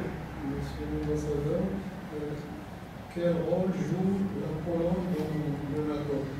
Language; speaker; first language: French; non-native, local second language; Arabic